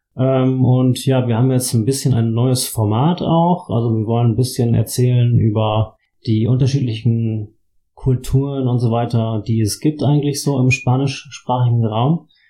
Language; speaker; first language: German; native; German